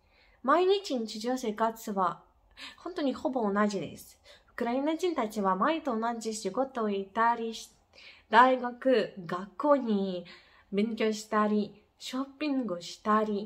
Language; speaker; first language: Japanese; non-native, fluent; Ukrainian